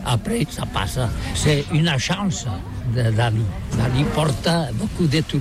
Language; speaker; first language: French; non-native, learner; Catalan